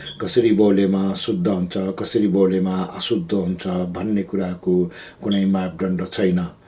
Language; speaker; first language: Nepali; non-native, local second language; Gurung